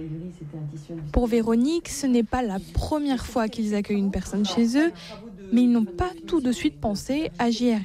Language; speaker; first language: French; native; French